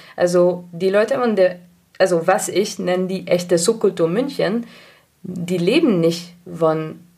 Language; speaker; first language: German; non-native, fluent; English